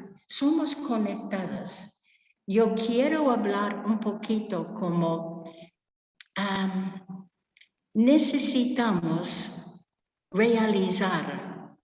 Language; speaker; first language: Spanish; non-native, fluent; English